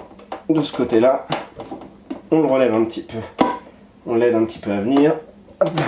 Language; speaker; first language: French; native; French